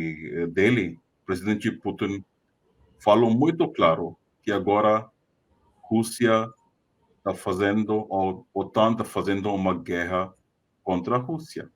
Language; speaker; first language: Portuguese; non-native, fluent; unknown